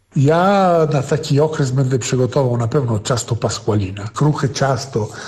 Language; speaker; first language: Polish; non-native, fluent; Italian